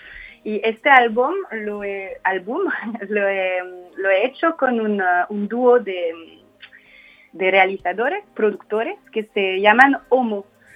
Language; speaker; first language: Spanish; non-native, fluent; French